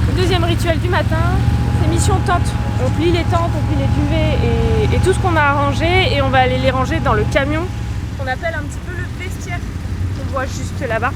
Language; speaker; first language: French; native; French